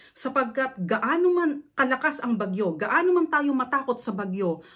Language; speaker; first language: Filipino; native; Filipino